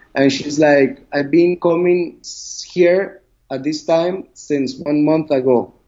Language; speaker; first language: English; non-native, learner; Spanish